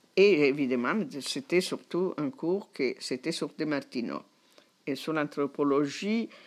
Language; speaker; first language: French; non-native, fluent; Italian